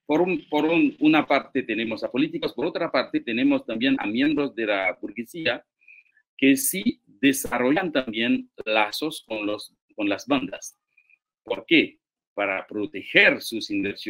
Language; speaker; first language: Spanish; non-native, fluent; Haitian Creole